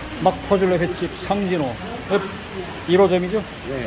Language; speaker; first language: Korean; native; Korean